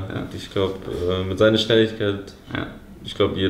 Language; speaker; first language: German; early bilingual, heritage; English